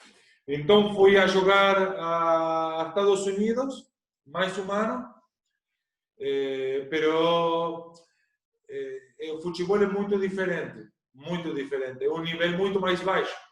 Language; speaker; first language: Portuguese; non-native, learner; Spanish